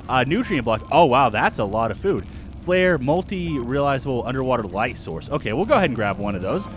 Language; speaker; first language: English; native; English